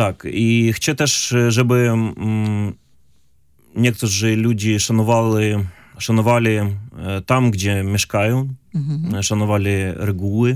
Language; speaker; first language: Polish; non-native, learner; Ukrainian